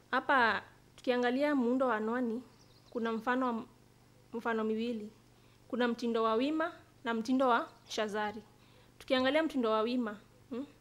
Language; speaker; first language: Swahili; non-native, local second language; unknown